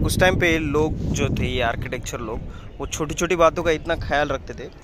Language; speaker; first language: Hindi; non-native, local second language; Marathi